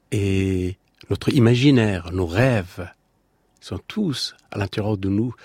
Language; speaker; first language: French; non-native, fluent; Persian